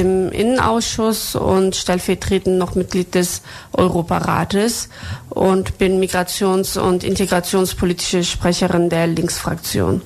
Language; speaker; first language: German; early bilingual, other home language; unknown